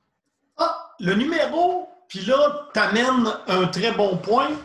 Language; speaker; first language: French; native; French